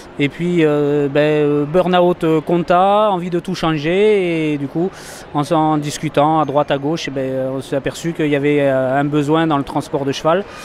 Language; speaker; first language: French; native; French